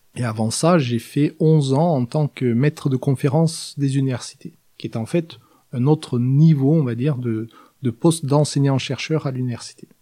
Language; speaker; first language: French; non-native, fluent; Norwegian